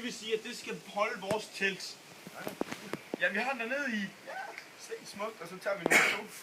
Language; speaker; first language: Danish; native; Danish